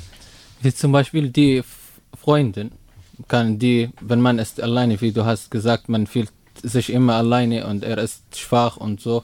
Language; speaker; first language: German; non-native, learner; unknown